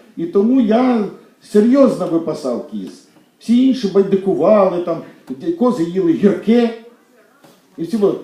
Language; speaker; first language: Ukrainian; native; Ukrainian